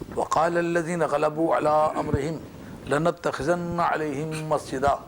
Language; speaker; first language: Urdu; non-native, local second language; Punjabi